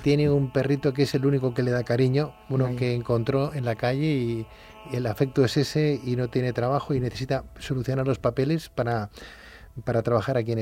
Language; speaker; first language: Spanish; native; Spanish